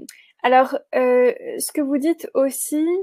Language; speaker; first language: French; native; French